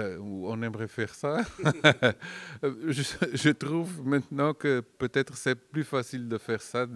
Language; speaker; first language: French; non-native, fluent; Portuguese